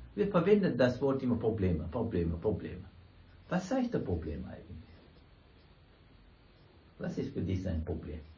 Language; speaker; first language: German; non-native, fluent; Sinhala